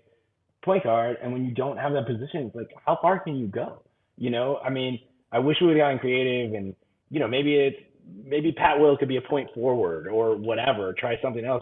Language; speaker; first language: English; native; English